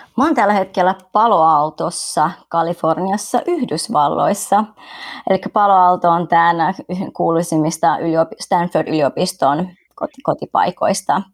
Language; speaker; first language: Finnish; early bilingual, other home language; Vietnamese